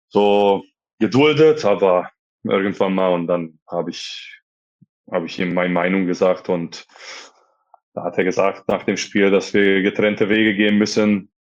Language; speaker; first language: German; non-native, fluent; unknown